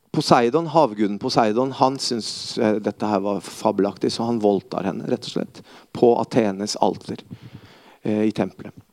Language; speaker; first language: Norwegian; early bilingual, other home language; Spanish